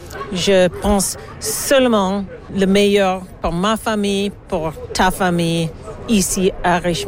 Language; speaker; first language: French; non-native, learner; English